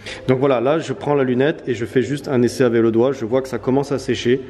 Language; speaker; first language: French; native; French